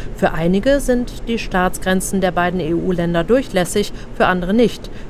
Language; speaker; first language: German; native; German